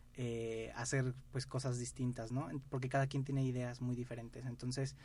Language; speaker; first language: Spanish; native; Spanish